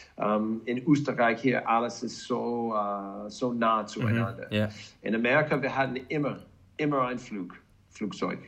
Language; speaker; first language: German; non-native, learner; English